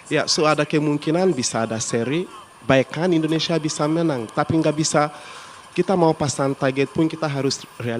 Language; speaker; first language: Indonesian; non-native, fluent; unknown